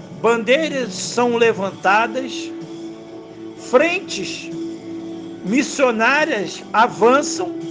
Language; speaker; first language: Portuguese; native; Portuguese